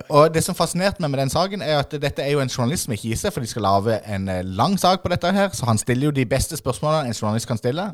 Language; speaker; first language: Norwegian; native; Norwegian